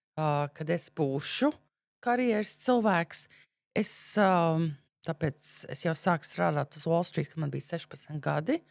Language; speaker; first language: Latvian; early bilingual, heritage; Latvian